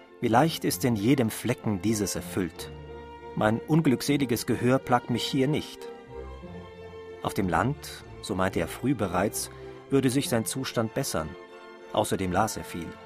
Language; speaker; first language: German; native; German